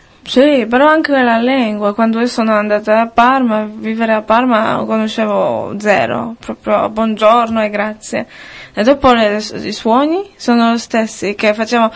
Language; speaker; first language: Italian; non-native, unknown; Polish